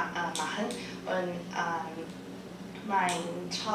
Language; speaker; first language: German; non-native, learner; Chinese